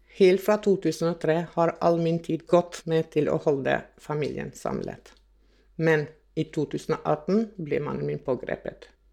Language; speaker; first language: Norwegian; non-native, fluent; Albanian